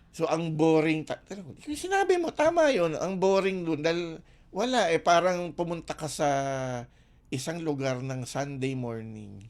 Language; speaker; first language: Filipino; native; Filipino